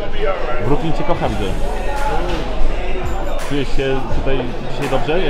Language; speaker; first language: Polish; native; Polish